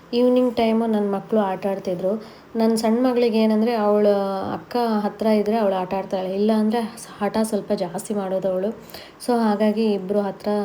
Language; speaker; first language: Kannada; non-native, local second language; Tulu